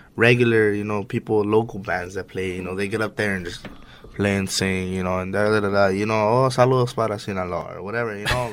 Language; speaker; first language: English; native; English